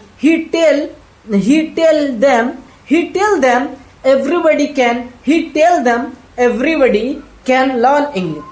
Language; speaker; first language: English; non-native, learner; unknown